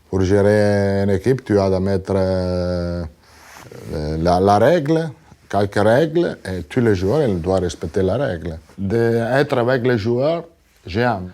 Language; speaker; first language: French; non-native, learner; Italian